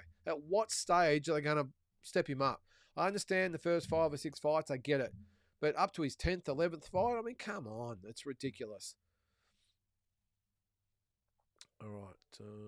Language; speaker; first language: English; native; English